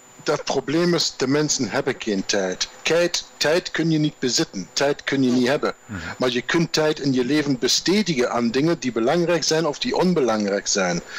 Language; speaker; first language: German; native; German